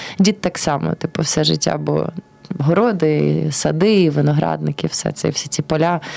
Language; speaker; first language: Ukrainian; early bilingual, heritage; Ukrainian